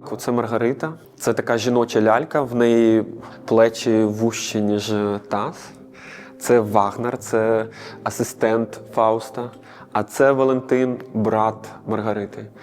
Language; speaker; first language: Ukrainian; native; Ukrainian